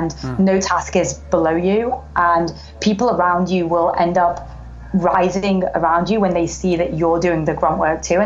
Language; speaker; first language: English; native; English